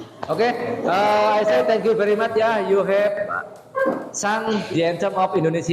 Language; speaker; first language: English; non-native, fluent; Indonesian